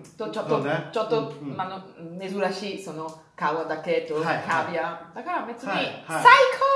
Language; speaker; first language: Japanese; non-native, learner; Italian